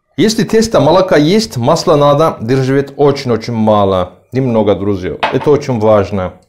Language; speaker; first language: Russian; non-native, learner; Turkish